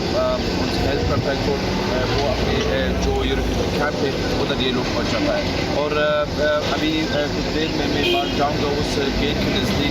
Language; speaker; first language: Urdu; non-native, fluent; Pashto